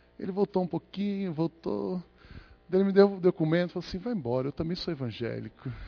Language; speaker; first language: Portuguese; native; Portuguese